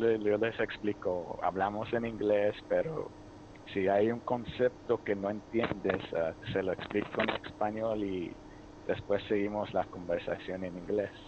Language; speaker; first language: Spanish; early bilingual, heritage; Spanish